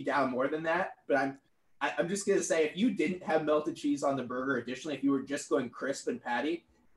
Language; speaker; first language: English; native; English